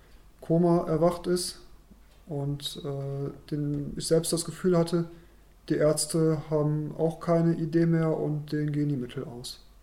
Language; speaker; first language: German; native; German